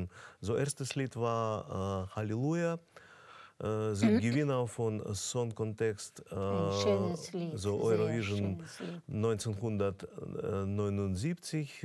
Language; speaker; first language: German; non-native, fluent; Russian